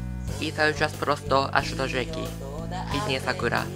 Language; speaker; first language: Polish; non-native, fluent; Japanese